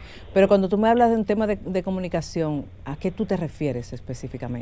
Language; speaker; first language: Spanish; native; Spanish